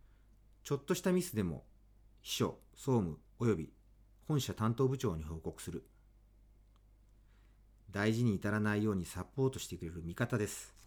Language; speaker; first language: Japanese; native; Japanese